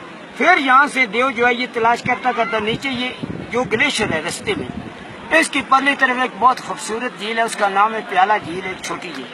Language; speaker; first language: Hindi; non-native, local second language; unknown